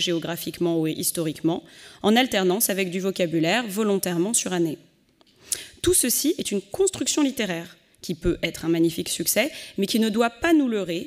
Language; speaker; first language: French; native; French